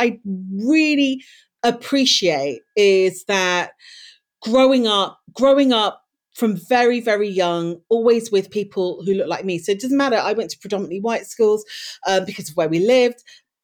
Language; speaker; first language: English; native; English